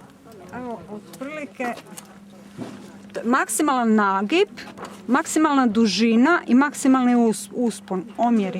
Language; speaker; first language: Croatian; native; Croatian